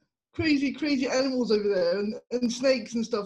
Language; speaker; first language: English; native; English